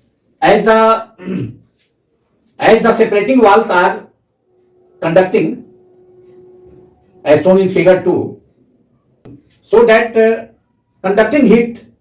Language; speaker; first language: English; non-native, local second language; Hindi